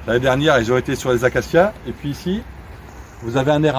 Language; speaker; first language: French; native; French